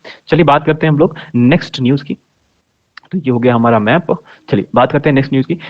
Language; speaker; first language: Hindi; native; Hindi